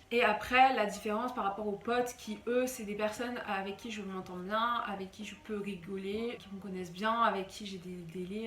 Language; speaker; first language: French; native; French